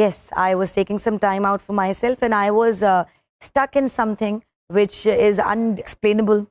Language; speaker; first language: English; non-native, local second language; Urdu